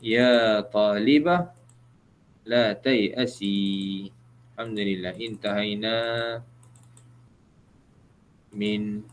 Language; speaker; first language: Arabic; non-native, fluent; Malay